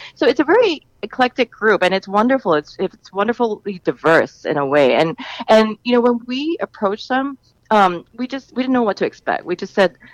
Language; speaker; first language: English; native; English